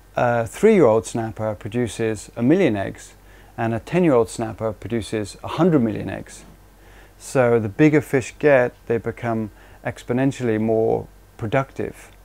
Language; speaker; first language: English; native; English